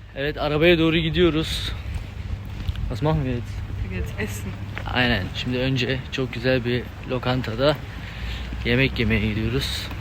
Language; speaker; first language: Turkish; early bilingual, heritage; Turkish